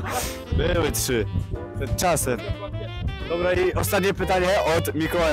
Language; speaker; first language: Polish; native; Polish